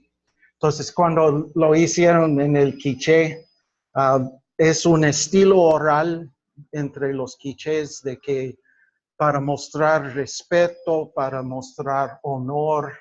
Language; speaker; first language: Spanish; non-native, fluent; English